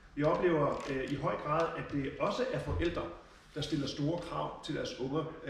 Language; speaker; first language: Danish; early bilingual, other home language; German